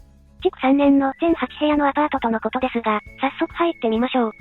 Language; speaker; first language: Japanese; native; Japanese